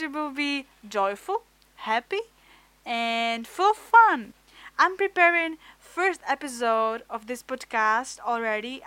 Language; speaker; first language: English; non-native, fluent; Czech